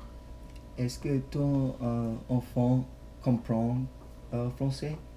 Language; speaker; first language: French; non-native, learner; English